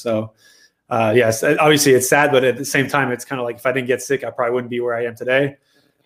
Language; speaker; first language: English; native; English